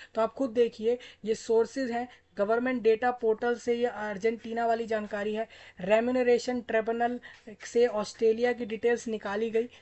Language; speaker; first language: Hindi; native; Hindi